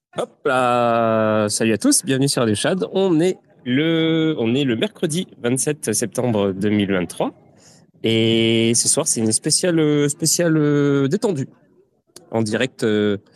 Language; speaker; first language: French; native; French